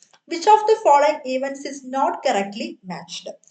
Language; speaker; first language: English; non-native, local second language; Malayalam